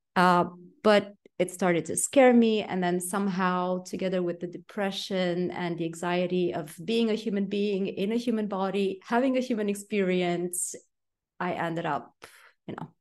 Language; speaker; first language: English; non-native, fluent; Romanian